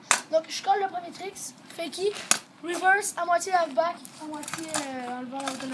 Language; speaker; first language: French; native; French